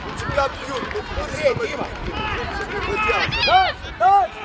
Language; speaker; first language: Russian; native; Russian